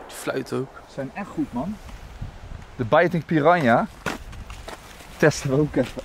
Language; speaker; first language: Dutch; native; Dutch